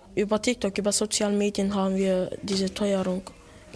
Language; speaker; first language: German; early bilingual, other home language; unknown